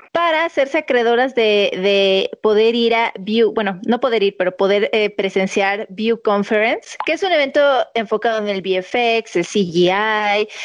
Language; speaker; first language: Spanish; native; Spanish